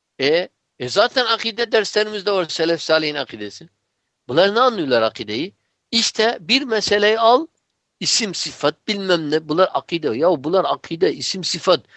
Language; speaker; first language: Turkish; non-native, fluent; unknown